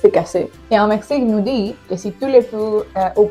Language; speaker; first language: French; non-native, learner; Spanish